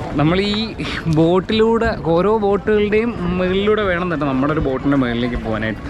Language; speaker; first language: Malayalam; native; Malayalam